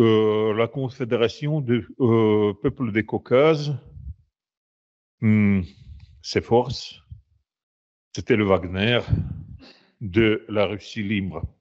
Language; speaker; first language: French; non-native, fluent; Russian